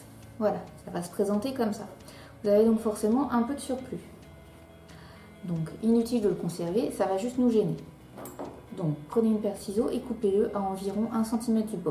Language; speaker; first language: French; native; French